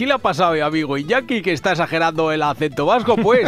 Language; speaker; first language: Spanish; native; Spanish